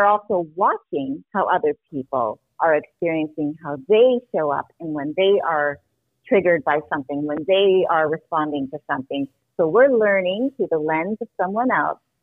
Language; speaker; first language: English; native; English